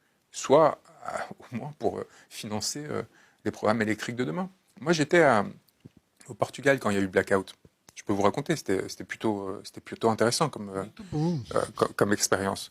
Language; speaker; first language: French; native; French